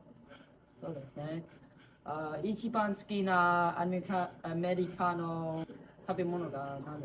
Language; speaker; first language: Japanese; non-native, learner; English